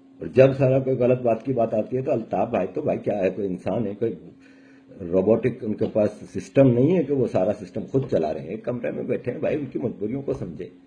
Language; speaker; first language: Urdu; native; Urdu